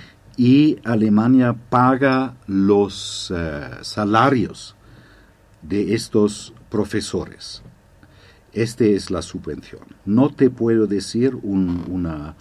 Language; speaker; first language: Spanish; non-native, fluent; German